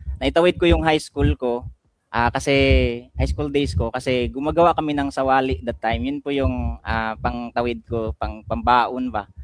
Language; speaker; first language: Filipino; non-native, local second language; Cebuano